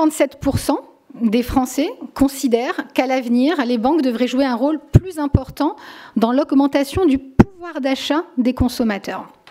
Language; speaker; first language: French; native; French